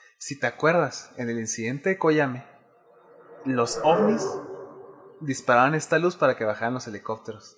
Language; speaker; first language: Spanish; native; Spanish